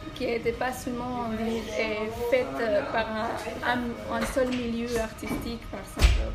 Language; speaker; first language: French; non-native, fluent; Spanish